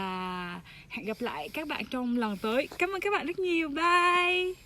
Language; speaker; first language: Vietnamese; non-native, fluent; French